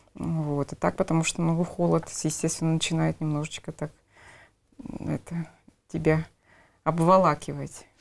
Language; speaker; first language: Russian; native; Russian